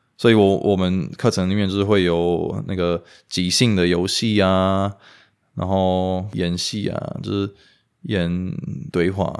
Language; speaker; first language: Chinese; non-native, fluent; Romanian